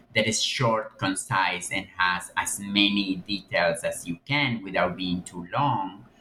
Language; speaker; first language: English; non-native, fluent; Spanish